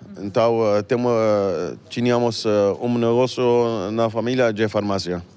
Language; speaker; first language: Portuguese; non-native, fluent; Arabic